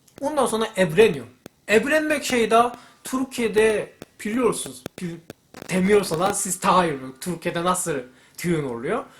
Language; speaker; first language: Turkish; non-native, fluent; Korean